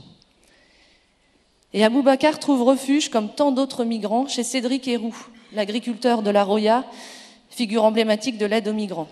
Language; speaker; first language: French; native; French